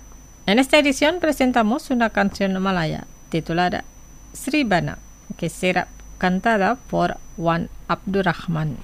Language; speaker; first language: Spanish; non-native, fluent; Indonesian